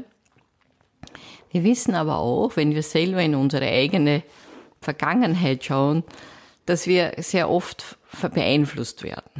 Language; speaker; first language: German; native; German